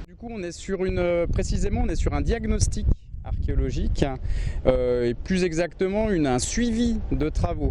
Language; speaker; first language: French; native; French